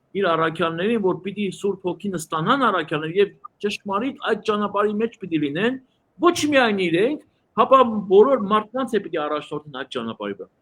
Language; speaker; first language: Armenian; early bilingual, heritage; Armenian